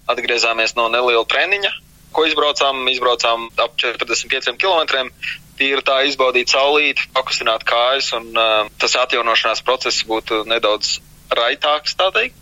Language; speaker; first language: Latvian; native; Latvian